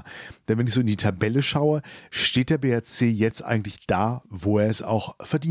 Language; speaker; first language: German; native; German